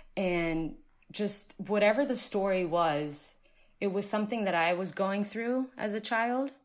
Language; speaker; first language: English; early bilingual, other home language; Spanish